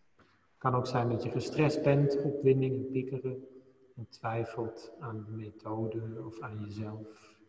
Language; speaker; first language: Dutch; native; Dutch